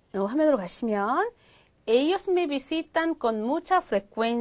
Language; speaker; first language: Spanish; non-native, fluent; Korean